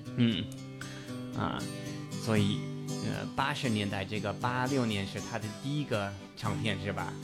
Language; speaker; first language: Chinese; non-native, fluent; English